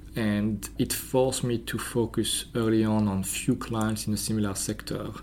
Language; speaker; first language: English; non-native, fluent; French